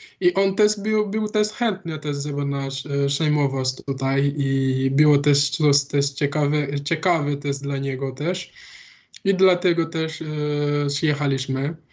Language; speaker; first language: Polish; non-native, learner; Wolof